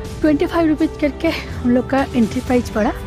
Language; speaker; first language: Hindi; non-native, local second language; Bangla